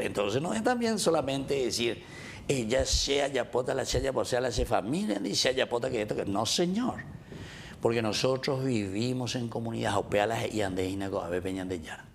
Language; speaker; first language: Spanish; native; Spanish